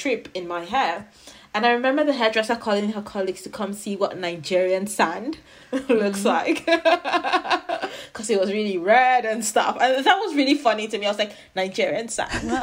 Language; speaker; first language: English; non-native, local second language; Yoruba